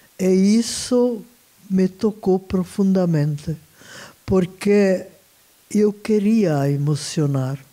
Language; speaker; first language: Portuguese; non-native, fluent; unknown